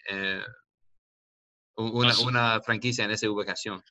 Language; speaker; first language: Spanish; non-native, learner; English